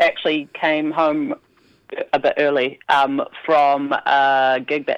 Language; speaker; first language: English; native; English